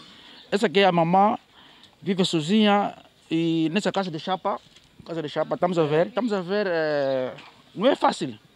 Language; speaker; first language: Portuguese; native; Portuguese